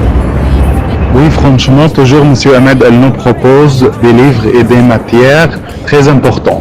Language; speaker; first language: French; non-native, learner; Arabic